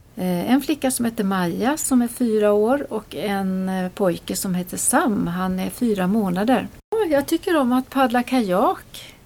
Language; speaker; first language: Swedish; native; Swedish